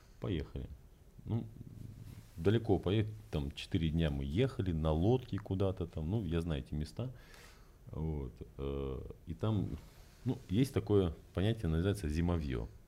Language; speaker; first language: Russian; native; Russian